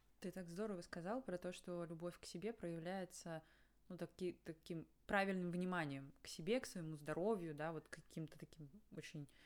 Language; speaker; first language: Russian; native; Russian